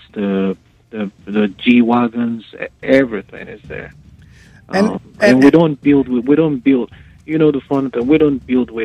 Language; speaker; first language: English; non-native, local second language; Yoruba